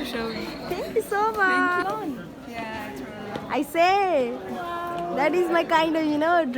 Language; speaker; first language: English; non-native, learner; Nepali